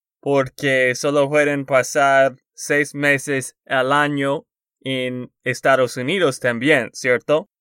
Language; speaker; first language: Spanish; non-native, fluent; English